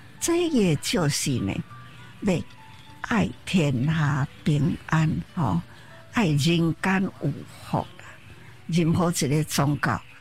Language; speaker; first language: Chinese; non-native, local second language; Min Nan Chinese